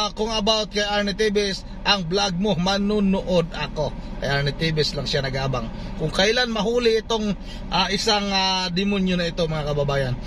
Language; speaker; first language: Filipino; non-native, local second language; Cebuano